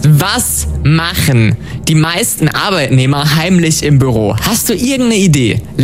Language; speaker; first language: German; native; German